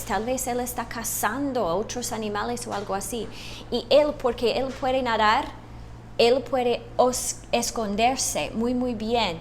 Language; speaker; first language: Spanish; non-native, fluent; English